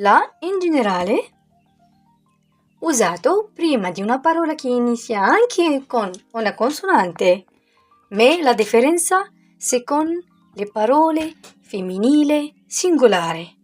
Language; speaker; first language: Italian; non-native, learner; Arabic